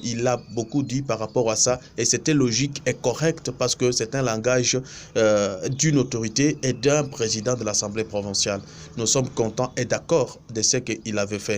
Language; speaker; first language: French; non-native, local second language; Luba-Lulua